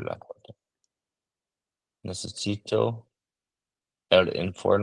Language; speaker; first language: Spanish; non-native, learner; English